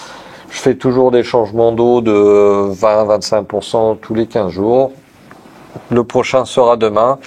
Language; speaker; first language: French; native; French